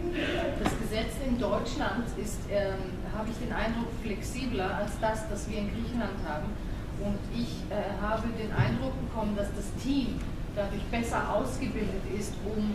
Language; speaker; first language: German; non-native, fluent; Greek